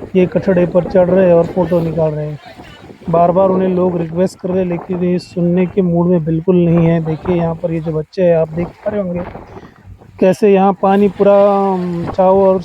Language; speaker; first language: Hindi; non-native, local second language; Marathi